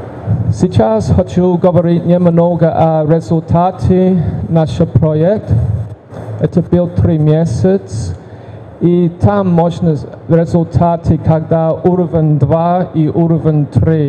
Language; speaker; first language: Russian; non-native, learner; English